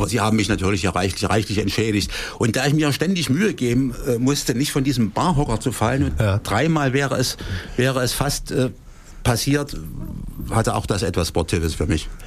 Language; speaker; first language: German; native; German